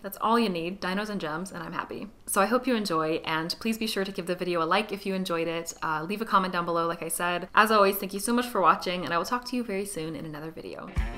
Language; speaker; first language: English; native; English